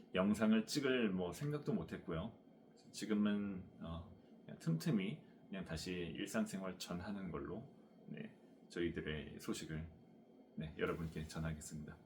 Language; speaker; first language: Korean; native; Korean